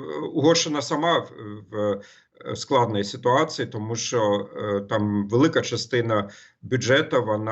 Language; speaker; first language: Ukrainian; non-native, fluent; German